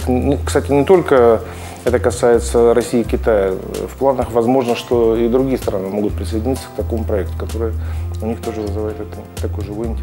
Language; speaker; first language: Russian; native; Russian